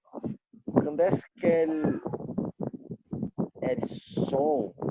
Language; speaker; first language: French; non-native, learner; Portuguese